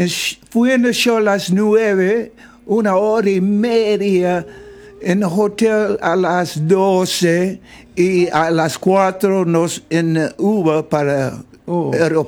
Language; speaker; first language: Spanish; non-native, learner; English